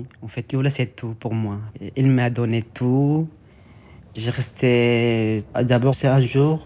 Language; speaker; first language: French; non-native, learner; Arabic